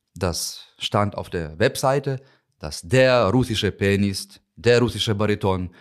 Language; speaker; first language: German; non-native, fluent; Ukrainian